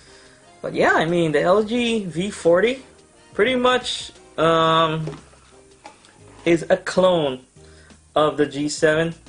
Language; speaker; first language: English; native; English